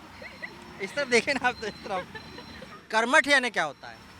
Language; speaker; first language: Hindi; native; Hindi